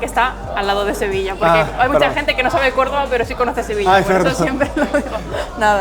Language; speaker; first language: Spanish; native; Spanish